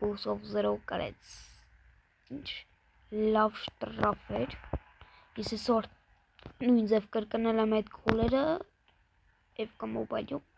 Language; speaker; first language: Armenian; native; Armenian